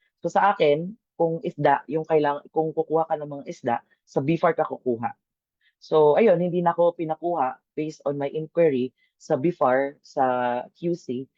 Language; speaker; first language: Filipino; non-native, local second language; Cebuano